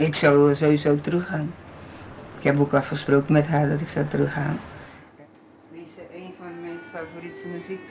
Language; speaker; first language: Dutch; non-native, learner; Portuguese